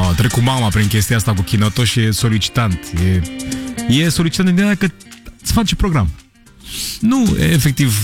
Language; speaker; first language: Romanian; native; Romanian